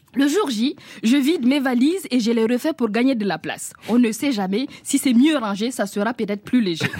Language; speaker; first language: French; non-native, local second language; Mossi